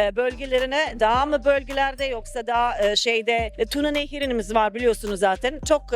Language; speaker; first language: Turkish; early bilingual, heritage; Serbian